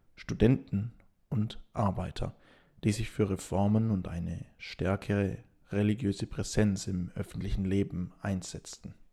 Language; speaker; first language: German; native; German